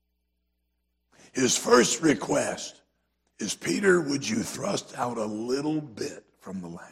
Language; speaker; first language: English; native; English